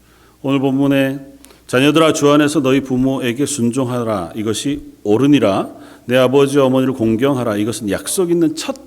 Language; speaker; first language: Korean; native; Korean